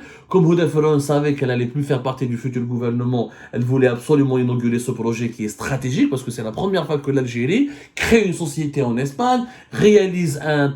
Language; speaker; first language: French; non-native, local second language; Arabic